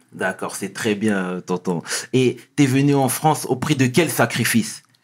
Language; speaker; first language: French; early bilingual, other home language; Wolof